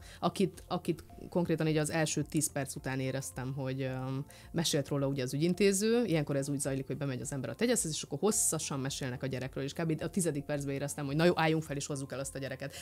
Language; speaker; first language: Hungarian; native; Hungarian